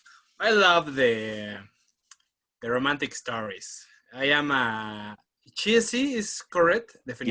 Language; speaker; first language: English; non-native, learner; Spanish